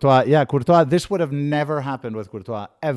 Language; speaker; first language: French; non-native, fluent; English